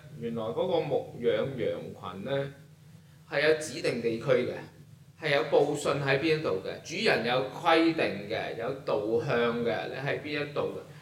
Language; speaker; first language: Chinese; non-native, local second language; Cantonese